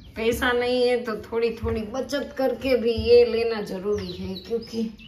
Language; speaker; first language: Hindi; non-native, local second language; Gujarati